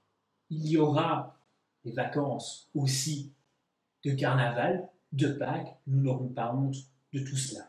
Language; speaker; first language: French; native; French